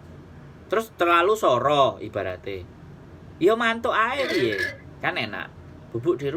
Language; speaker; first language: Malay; non-native, local second language; Javanese